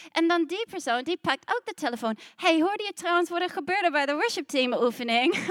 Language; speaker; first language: Dutch; non-native, fluent; English